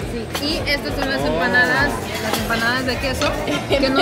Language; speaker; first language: Spanish; native; Spanish